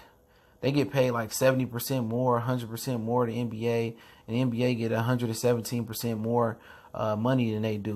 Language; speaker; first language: English; native; English